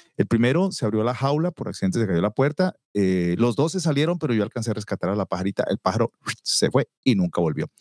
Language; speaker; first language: Spanish; native; Spanish